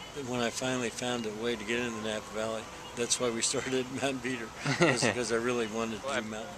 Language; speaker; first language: English; native; English